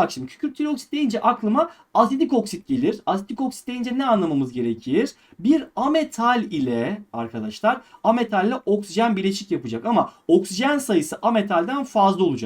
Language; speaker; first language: Turkish; native; Turkish